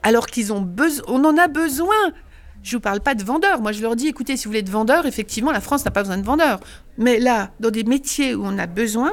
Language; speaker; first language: French; native; French